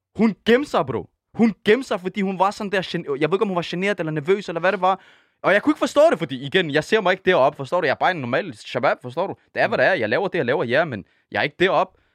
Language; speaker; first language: Danish; early bilingual, other home language; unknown